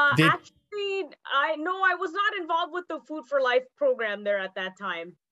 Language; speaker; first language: English; native; English